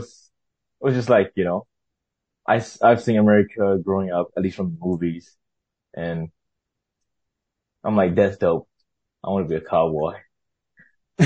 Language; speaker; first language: English; non-native, fluent; Burmese